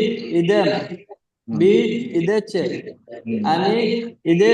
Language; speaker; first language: Russian; non-native, learner; Bangla